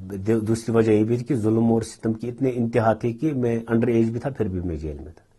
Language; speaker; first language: Urdu; non-native, local second language; Kashmiri